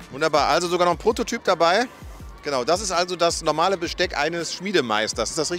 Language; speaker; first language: German; native; German